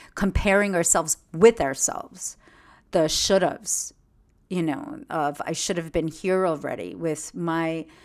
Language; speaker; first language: English; early bilingual, other home language; Russian